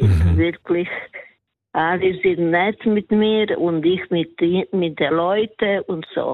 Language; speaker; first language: German; non-native, learner; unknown